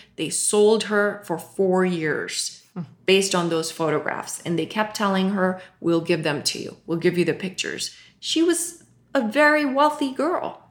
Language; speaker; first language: English; non-native, local second language; Urdu